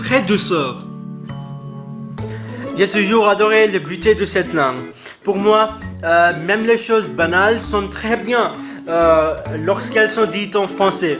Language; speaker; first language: French; non-native, learner; Urdu